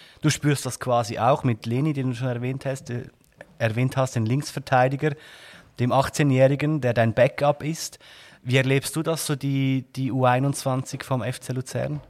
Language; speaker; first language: German; native; German